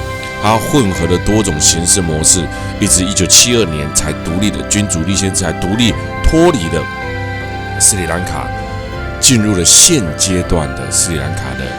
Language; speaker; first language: Chinese; native; Chinese